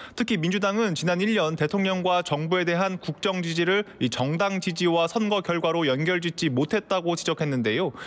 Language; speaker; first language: Korean; native; Korean